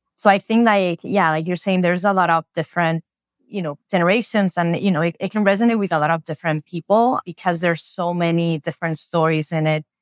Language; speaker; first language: English; non-native, fluent; Spanish